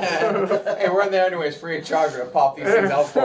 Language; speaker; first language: English; native; English